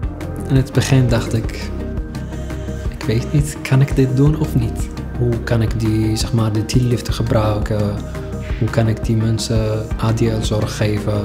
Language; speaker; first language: Dutch; non-native, fluent; Arabic